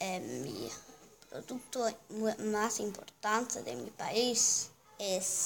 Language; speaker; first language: Spanish; non-native, learner; German